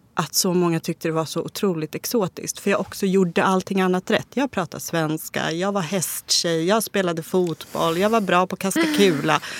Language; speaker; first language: Swedish; native; Swedish